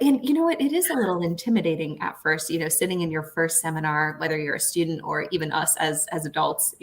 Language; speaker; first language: English; native; English